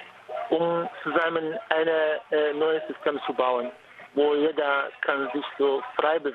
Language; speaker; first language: German; non-native, fluent; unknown